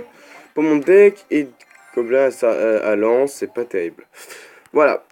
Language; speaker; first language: French; native; French